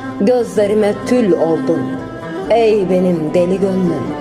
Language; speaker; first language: Turkish; native; Turkish